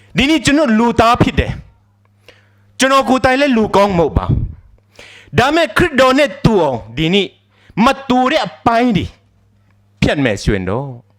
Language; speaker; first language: Burmese; non-native, local second language; Tedim Chin